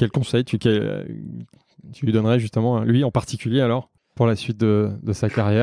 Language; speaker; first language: French; native; French